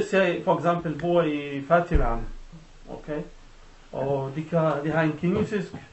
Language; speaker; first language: Danish; non-native, learner; Arabic